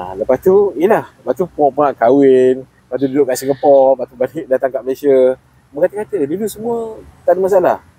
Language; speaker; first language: Malay; native; Malay